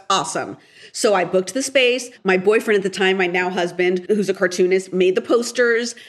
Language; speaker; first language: English; early bilingual, other home language; Spanish